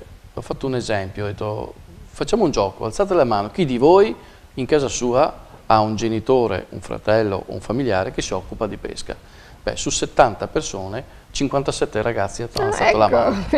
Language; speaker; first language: Italian; native; Italian